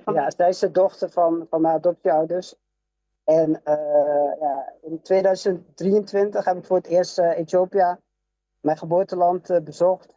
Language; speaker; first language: Dutch; early bilingual, other home language; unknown